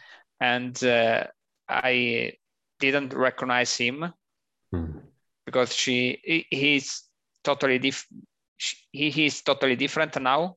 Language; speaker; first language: English; non-native, learner; Italian